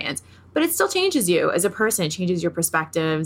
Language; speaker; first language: English; native; English